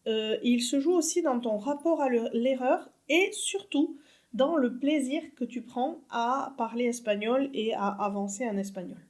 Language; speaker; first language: French; native; French